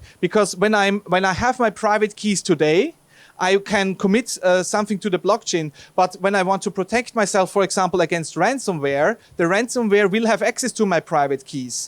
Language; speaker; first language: English; non-native, fluent; German